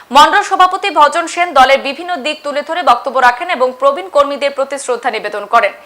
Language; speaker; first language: Bangla; native; Bangla